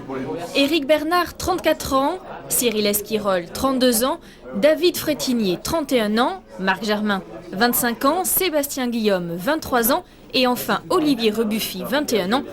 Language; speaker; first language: French; native; French